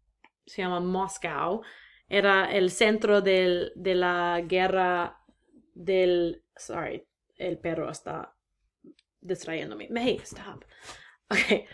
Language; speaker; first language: Spanish; non-native, fluent; English